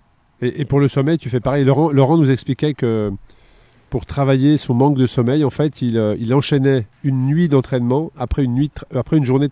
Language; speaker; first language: French; native; French